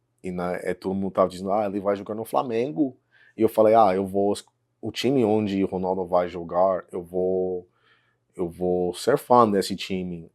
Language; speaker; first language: Portuguese; non-native, fluent; English